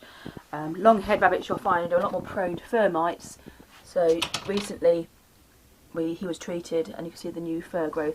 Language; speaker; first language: English; native; English